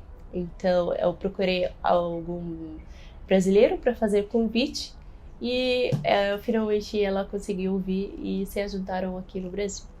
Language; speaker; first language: Portuguese; non-native, fluent; Arabic